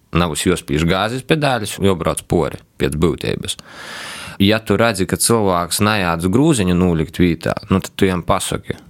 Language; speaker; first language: Latvian; native; Latvian